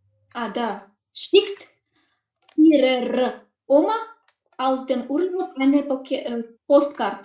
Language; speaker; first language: German; non-native, learner; Macedonian